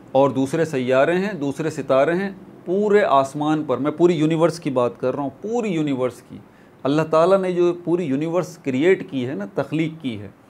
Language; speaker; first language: Urdu; native; Urdu